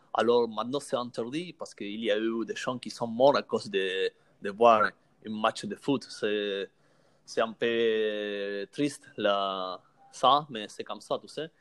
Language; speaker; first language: French; non-native, learner; Spanish